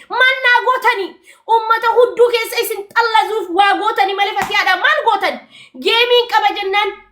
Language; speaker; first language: Oromo; non-native, local second language; Amharic